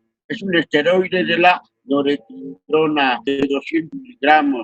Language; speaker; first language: Spanish; native; Spanish